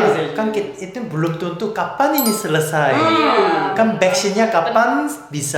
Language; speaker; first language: Indonesian; non-native, fluent; Korean